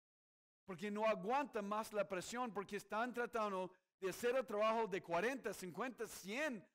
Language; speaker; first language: Spanish; non-native, fluent; English